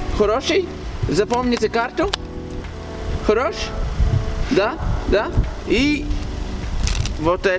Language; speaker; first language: Russian; non-native, learner; Latvian